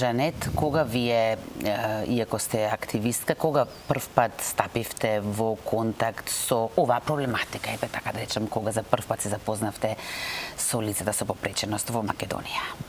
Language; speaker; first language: Macedonian; native; Macedonian